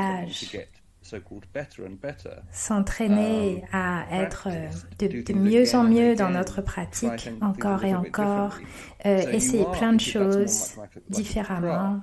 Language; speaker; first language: French; native; French